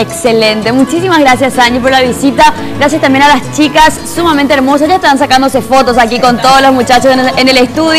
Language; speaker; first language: Spanish; native; Spanish